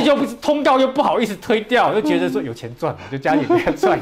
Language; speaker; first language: Chinese; native; Chinese